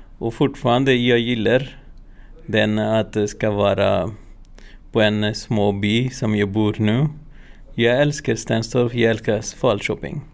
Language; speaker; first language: Swedish; non-native, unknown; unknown